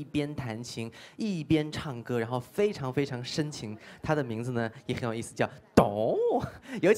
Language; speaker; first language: Chinese; native; Chinese